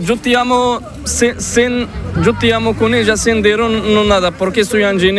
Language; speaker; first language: Spanish; non-native, learner; Arabic